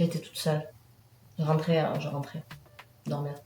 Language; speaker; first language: French; native; French